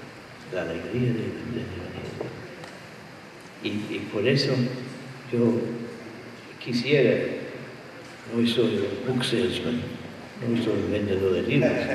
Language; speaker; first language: Spanish; non-native, fluent; English